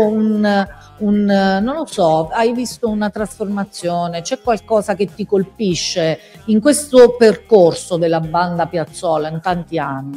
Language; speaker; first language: Italian; native; Italian